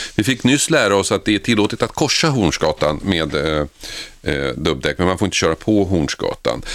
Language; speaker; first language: Swedish; native; Swedish